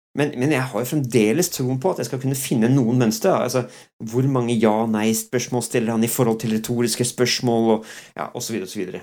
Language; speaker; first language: Norwegian; early bilingual, other home language; Dutch